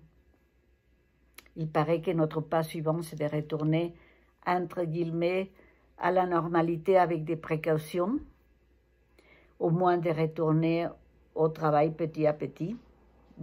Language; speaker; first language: French; non-native, fluent; Spanish